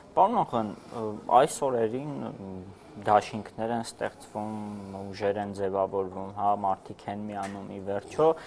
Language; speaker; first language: Armenian; native; Armenian